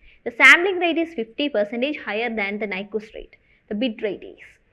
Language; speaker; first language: English; non-native, local second language; Malayalam